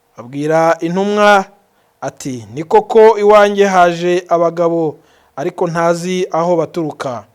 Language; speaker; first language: Kinyarwanda; native; Kinyarwanda